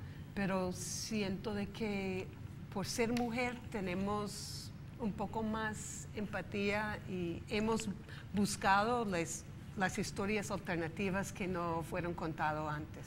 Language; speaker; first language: Spanish; non-native, fluent; English